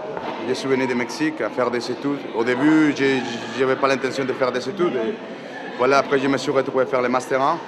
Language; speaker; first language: French; non-native, fluent; Spanish